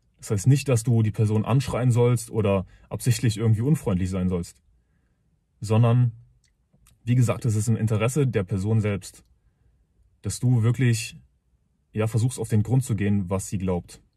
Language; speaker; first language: German; native; German